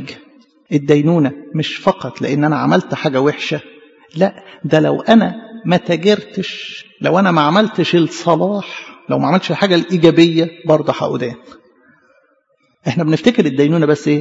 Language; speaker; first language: Arabic; native; Arabic